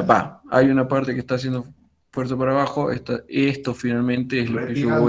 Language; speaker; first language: Spanish; native; Spanish